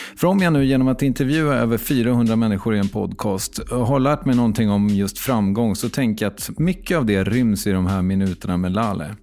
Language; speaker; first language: Swedish; native; Swedish